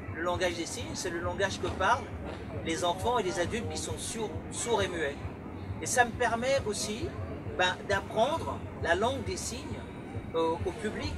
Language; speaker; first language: French; early bilingual, other home language; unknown